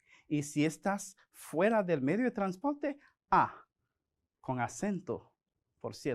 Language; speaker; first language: Spanish; non-native, fluent; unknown